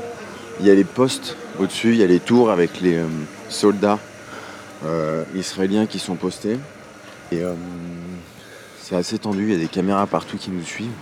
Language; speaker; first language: French; native; French